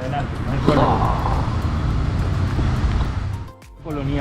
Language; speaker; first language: Spanish; native; Spanish